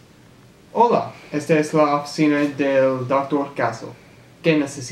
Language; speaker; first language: Spanish; non-native, learner; English